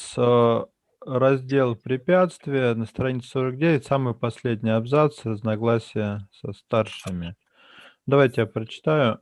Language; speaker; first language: Russian; native; Russian